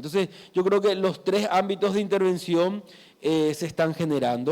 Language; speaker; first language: Spanish; native; Spanish